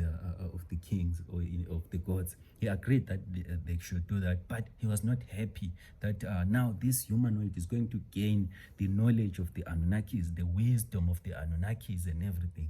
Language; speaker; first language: English; non-native, local second language; Xhosa